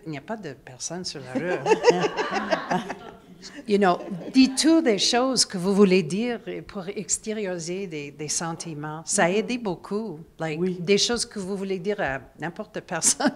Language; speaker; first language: French; non-native, learner; English